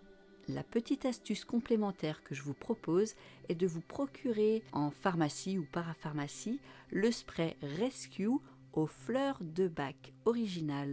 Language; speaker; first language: French; native; French